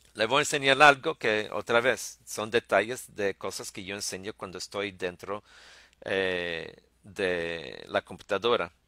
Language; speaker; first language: Spanish; early bilingual, heritage; Spanish